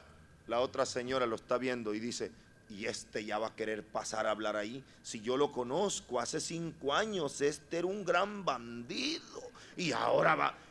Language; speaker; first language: Spanish; native; Spanish